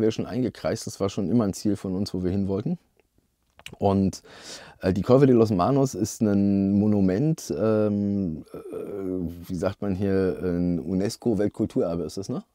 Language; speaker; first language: German; native; German